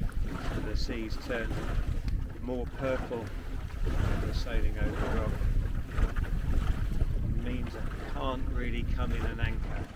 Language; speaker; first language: English; native; English